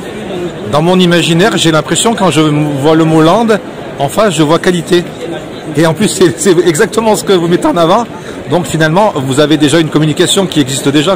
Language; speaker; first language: French; native; French